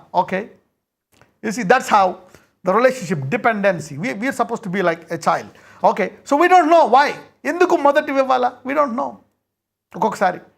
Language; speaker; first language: English; non-native, local second language; Telugu